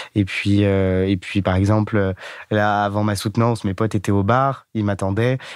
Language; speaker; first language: French; native; French